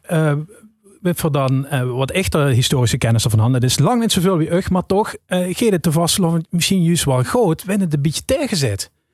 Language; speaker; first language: Dutch; native; Dutch